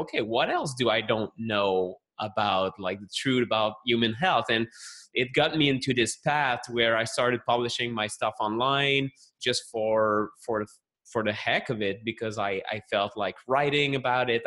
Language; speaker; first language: English; non-native, fluent; French